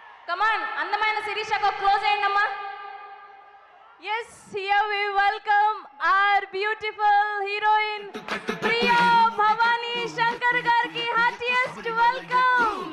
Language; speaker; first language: Telugu; native; Telugu